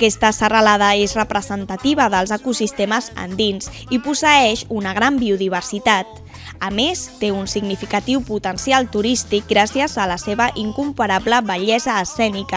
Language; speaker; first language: Catalan; native; Catalan